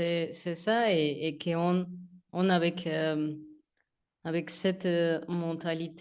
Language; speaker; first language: French; non-native, learner; Spanish